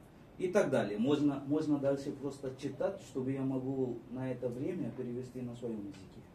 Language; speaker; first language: Russian; non-native, fluent; Marathi